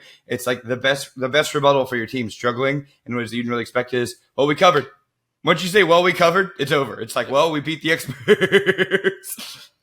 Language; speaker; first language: English; native; English